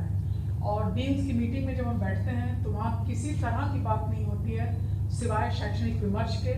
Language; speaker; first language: Hindi; native; Hindi